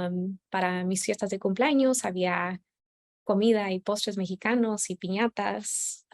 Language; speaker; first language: Spanish; early bilingual, heritage; Spanish